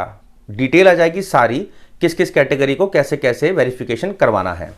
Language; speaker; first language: Hindi; native; Hindi